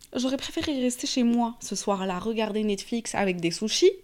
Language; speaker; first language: French; non-native, local second language; Arabic